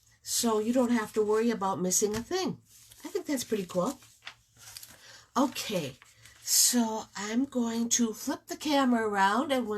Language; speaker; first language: English; native; English